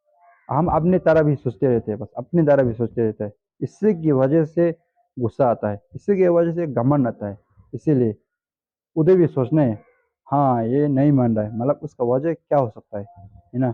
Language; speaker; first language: Hindi; non-native, fluent; Tibetan